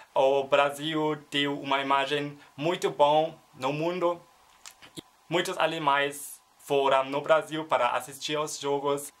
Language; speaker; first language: Portuguese; non-native, learner; German